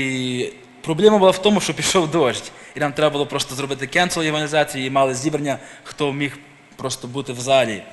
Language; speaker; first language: Ukrainian; early bilingual, heritage; Ukrainian